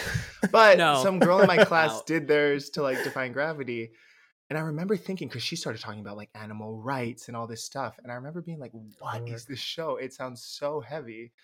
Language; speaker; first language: English; native; English